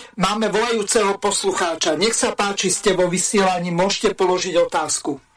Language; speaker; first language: Slovak; native; Slovak